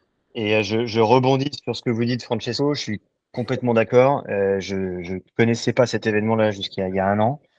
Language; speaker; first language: French; native; French